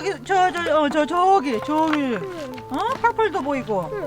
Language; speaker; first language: Korean; native; Korean